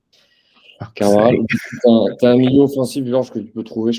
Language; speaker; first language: French; native; French